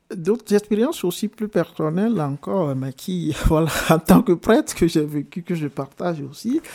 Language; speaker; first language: French; non-native, local second language; Ewe